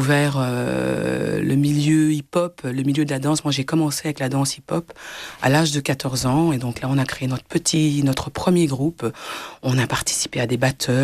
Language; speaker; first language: French; early bilingual, other home language; Swahili